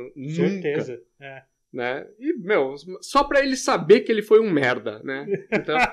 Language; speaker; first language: Portuguese; native; Portuguese